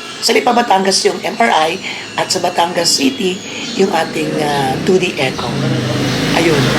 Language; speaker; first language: Filipino; native; Filipino